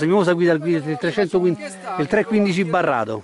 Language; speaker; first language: Italian; native; Italian